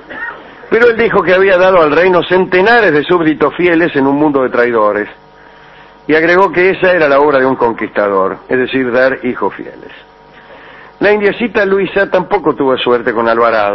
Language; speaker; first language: Spanish; native; Spanish